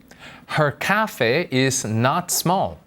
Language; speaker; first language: English; non-native, fluent; Korean